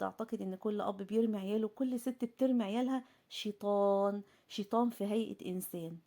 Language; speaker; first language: Arabic; native; Arabic